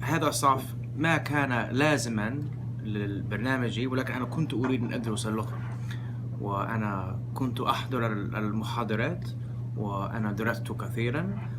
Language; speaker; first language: Arabic; non-native, fluent; English